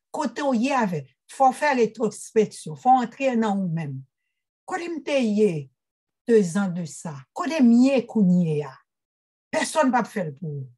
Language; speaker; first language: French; non-native, local second language; Haitian Creole